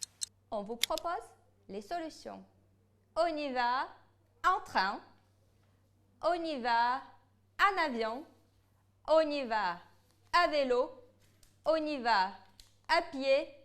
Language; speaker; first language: French; non-native, fluent; Ukrainian